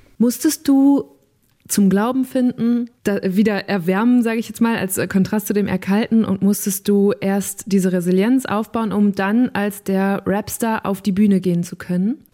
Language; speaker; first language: German; native; German